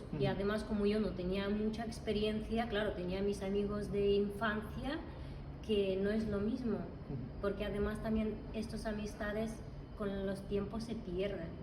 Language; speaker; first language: Spanish; non-native, fluent; Russian